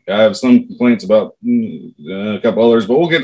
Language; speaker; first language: English; native; English